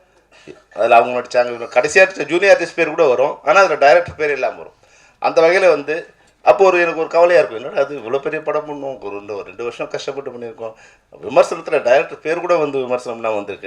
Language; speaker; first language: Tamil; native; Tamil